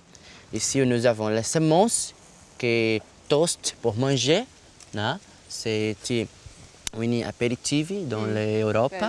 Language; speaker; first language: French; non-native, learner; Portuguese